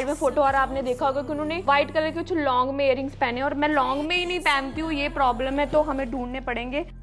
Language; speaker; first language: Hindi; native; Hindi